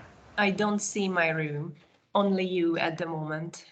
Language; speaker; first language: English; non-native, fluent; Hungarian